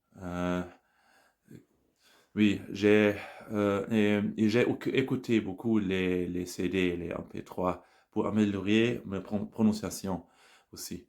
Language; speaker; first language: French; non-native, learner; German